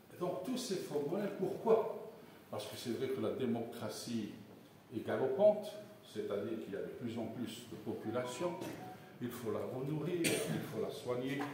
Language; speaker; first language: French; non-native, local second language; Arabic